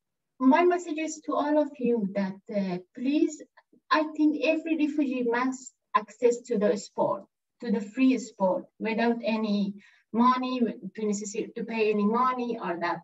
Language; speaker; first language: English; non-native, learner; Persian